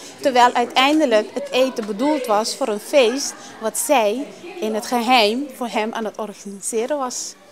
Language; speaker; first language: Dutch; non-native, local second language; Papiamento